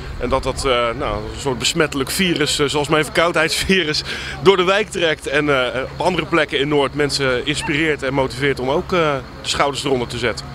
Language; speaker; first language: Dutch; native; Dutch